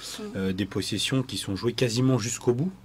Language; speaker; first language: French; native; French